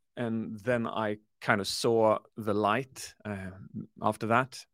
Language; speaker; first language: English; early bilingual, other home language; Swedish